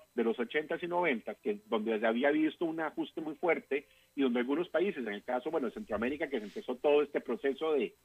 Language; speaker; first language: Spanish; native; Spanish